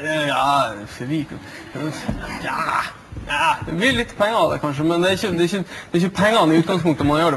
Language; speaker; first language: Norwegian; native; Norwegian